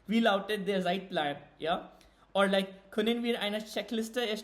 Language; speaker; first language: German; non-native, fluent; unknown